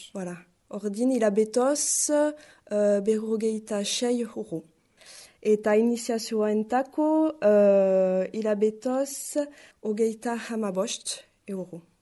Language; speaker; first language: Basque; native; Basque